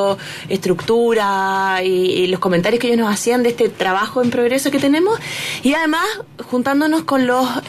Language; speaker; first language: Spanish; native; Spanish